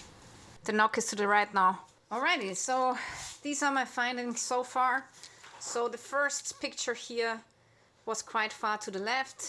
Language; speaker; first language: English; non-native, fluent; German